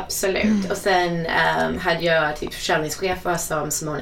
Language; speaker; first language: Swedish; non-native, fluent; English